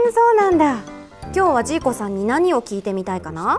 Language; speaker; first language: Japanese; native; Japanese